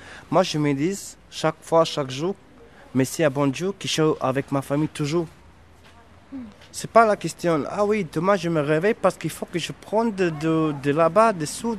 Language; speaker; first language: French; non-native, fluent; Serbian